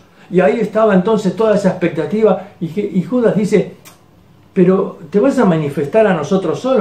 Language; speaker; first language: Spanish; native; Spanish